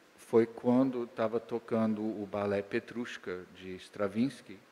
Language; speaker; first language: Portuguese; native; Portuguese